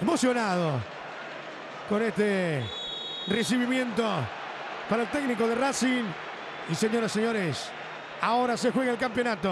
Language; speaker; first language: Spanish; native; Spanish